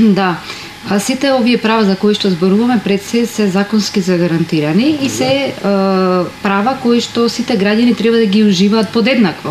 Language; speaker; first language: Macedonian; non-native, local second language; Romany